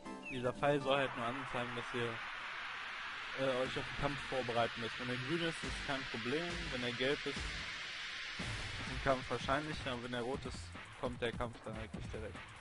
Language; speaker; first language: German; native; German